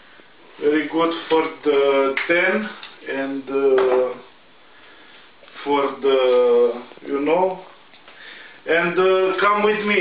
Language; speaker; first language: English; non-native, learner; Romanian